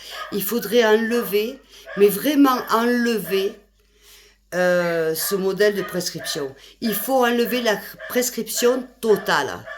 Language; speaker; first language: French; native; French